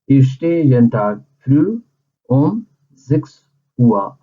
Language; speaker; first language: German; non-native, fluent; Urdu